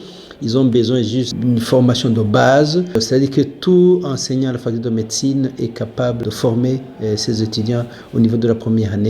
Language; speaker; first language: French; non-native, local second language; Rundi